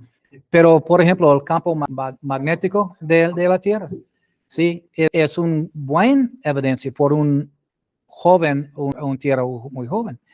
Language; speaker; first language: Spanish; non-native, fluent; English